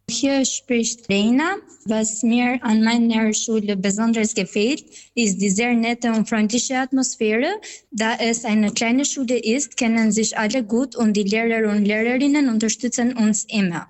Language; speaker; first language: German; non-native, fluent; Albanian